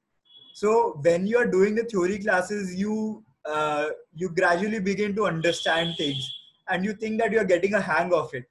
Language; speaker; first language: English; non-native, local second language; Hindi